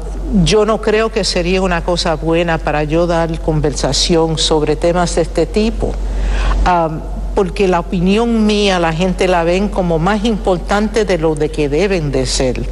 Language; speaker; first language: Spanish; early bilingual, heritage; Spanish